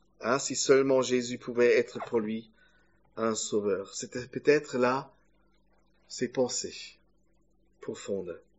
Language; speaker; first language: French; non-native, fluent; German